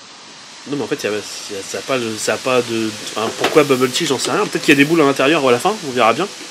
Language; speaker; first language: French; native; French